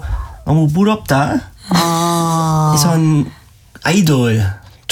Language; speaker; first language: Korean; non-native, learner; German